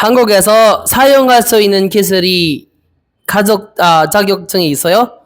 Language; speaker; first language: Korean; non-native, learner; Filipino